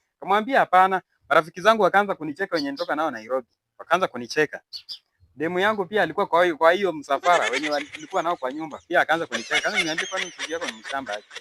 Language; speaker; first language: Swahili; native; Swahili